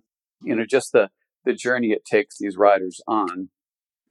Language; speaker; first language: English; native; English